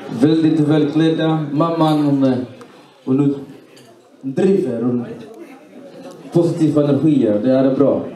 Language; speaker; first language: Swedish; non-native, fluent; Swahili